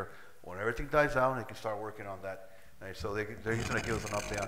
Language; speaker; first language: English; native; English